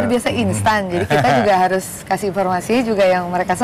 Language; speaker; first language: Indonesian; native; Indonesian